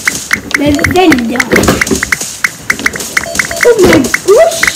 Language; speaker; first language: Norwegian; non-native, learner; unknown